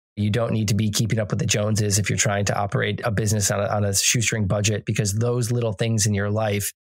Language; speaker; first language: English; native; English